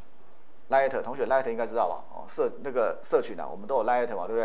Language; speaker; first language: Chinese; native; Chinese